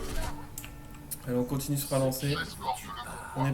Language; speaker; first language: French; native; French